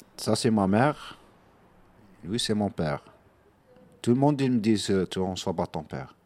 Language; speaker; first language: French; non-native, local second language; Arabic